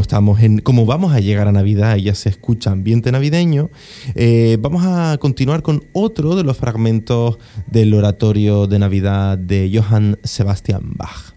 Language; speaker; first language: Spanish; native; Spanish